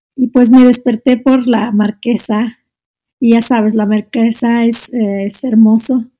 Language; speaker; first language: Spanish; non-native, fluent; Arabic